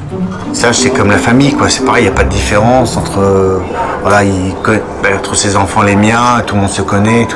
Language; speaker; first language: French; native; French